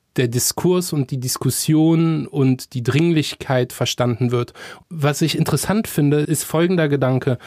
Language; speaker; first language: German; native; German